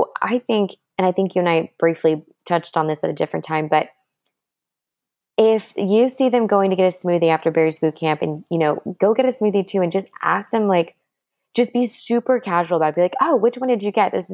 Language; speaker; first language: English; non-native, fluent; French